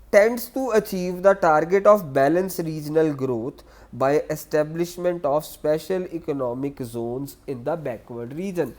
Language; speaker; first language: English; non-native, local second language; Punjabi